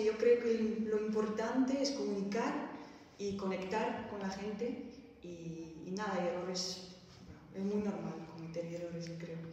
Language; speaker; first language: Spanish; non-native, fluent; Dutch